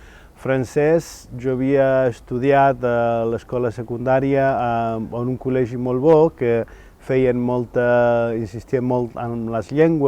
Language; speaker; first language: Catalan; non-native, fluent; Spanish